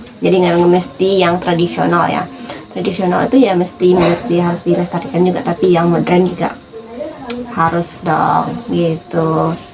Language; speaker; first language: Indonesian; native; Indonesian